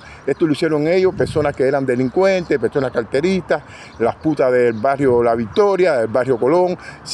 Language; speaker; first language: Spanish; native; Spanish